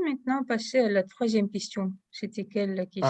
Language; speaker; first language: French; non-native, fluent; Russian